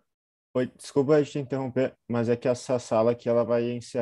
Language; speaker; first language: Portuguese; native; Portuguese